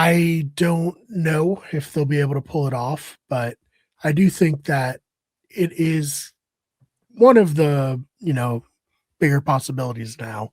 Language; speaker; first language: English; native; English